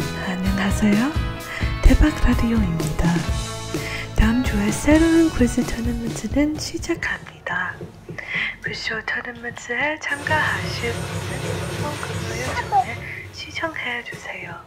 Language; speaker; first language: Korean; non-native, learner; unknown